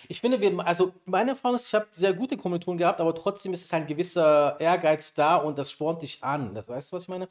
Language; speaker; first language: German; early bilingual, other home language; Persian